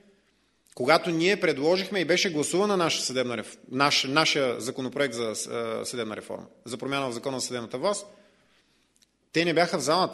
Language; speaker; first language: Bulgarian; native; Bulgarian